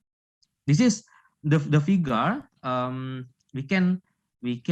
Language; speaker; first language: English; non-native, learner; Indonesian